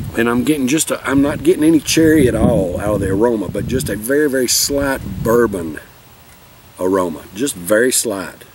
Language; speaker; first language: English; native; English